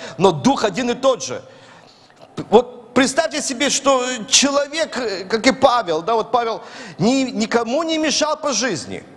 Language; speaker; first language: Russian; native; Russian